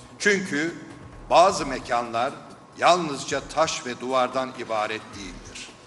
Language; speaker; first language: Turkish; native; Turkish